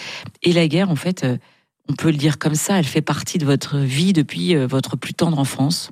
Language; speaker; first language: French; native; French